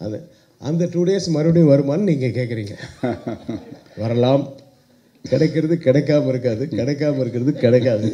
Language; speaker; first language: Tamil; native; Tamil